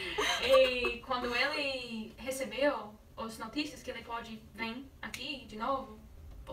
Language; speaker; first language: Portuguese; non-native, learner; English